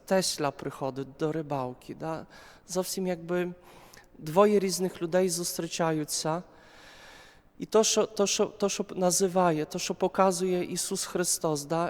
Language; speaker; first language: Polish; non-native, learner; Ukrainian